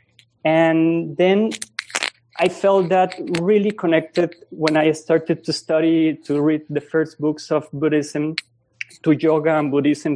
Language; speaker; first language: English; non-native, fluent; Spanish